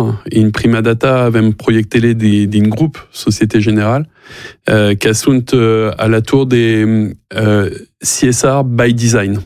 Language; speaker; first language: Romanian; non-native, fluent; French